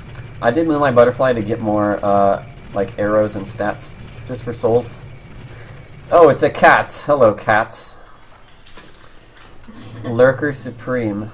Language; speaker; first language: English; native; English